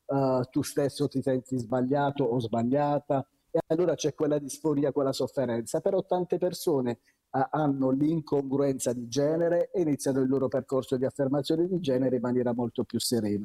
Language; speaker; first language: Italian; native; Italian